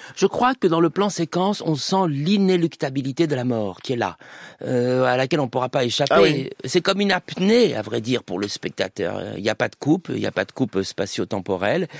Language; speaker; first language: French; native; French